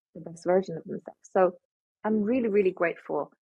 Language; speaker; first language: English; non-native, fluent; Chinese